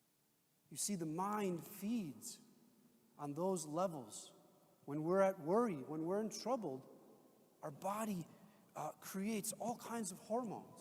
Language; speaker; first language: English; native; English